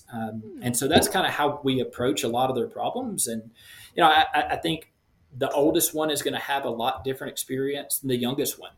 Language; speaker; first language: English; native; English